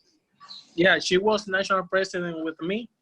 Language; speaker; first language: English; non-native, learner; Spanish